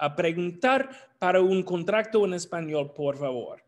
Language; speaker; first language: Spanish; non-native, learner; English